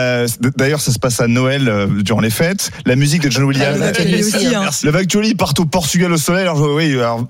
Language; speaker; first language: French; native; French